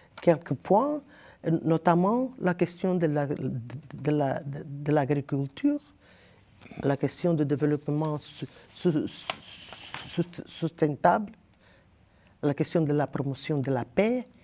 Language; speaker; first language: French; non-native, learner; Portuguese